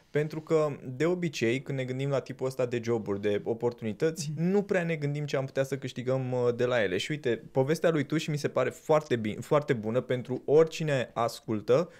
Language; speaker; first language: Romanian; native; Romanian